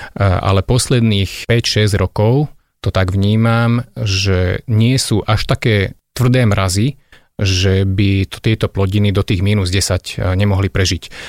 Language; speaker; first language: Slovak; non-native, local second language; Hungarian